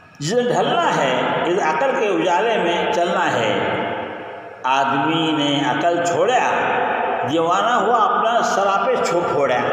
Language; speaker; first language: Urdu; native; Urdu